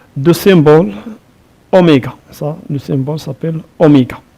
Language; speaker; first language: French; non-native, local second language; Arabic